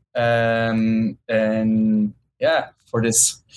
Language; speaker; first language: English; non-native, fluent; German